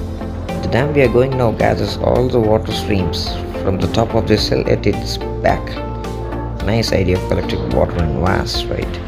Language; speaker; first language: English; non-native, local second language; Telugu